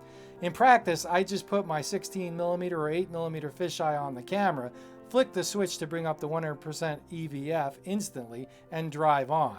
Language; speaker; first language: English; native; English